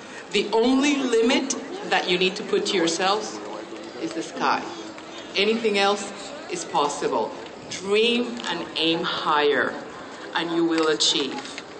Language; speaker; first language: English; non-native, fluent; Spanish